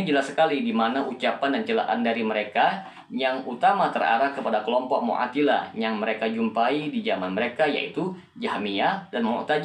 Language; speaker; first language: Indonesian; native; Indonesian